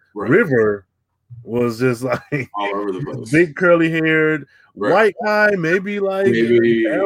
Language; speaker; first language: English; native; English